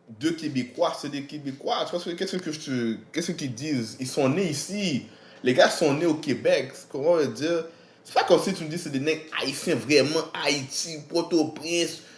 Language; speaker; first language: French; native; French